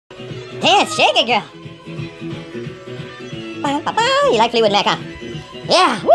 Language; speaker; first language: English; native; English